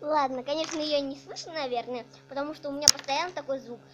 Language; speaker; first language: Russian; native; Russian